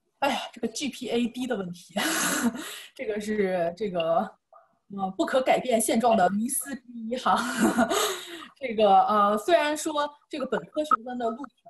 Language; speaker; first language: Chinese; native; Chinese